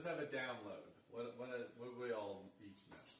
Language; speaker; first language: English; native; English